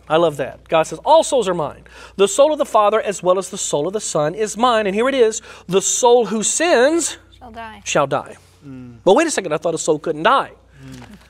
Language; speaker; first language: English; native; English